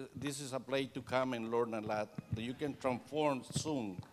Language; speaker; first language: English; non-native, learner; Spanish